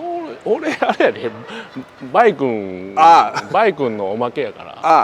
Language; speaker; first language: Japanese; native; Japanese